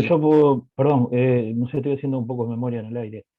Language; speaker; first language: Spanish; native; Spanish